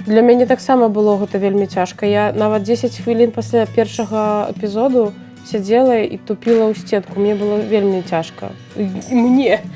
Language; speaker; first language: Belarusian; non-native, local second language; Russian